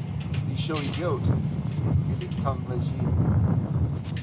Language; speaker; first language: Russian; non-native, learner; English